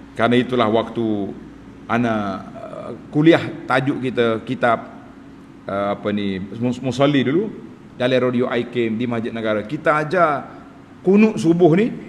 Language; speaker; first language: Malay; native; Malay